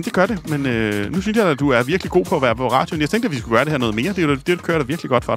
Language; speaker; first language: Danish; native; Danish